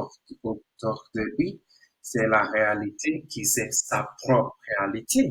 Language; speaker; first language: French; non-native, learner; Spanish